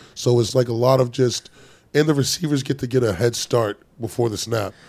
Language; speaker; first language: English; native; English